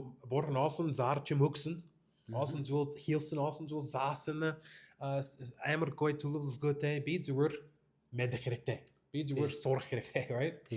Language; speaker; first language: Mongolian; non-native, learner; English